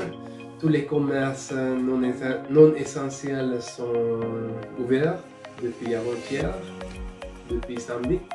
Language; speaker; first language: French; non-native, fluent; Hungarian